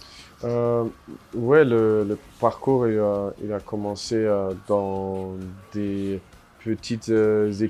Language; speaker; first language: French; non-native, fluent; German